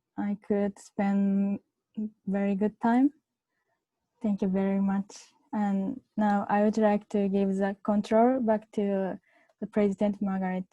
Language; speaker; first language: English; non-native, learner; Japanese